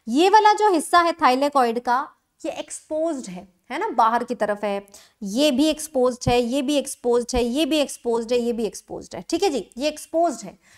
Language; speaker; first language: Hindi; native; Hindi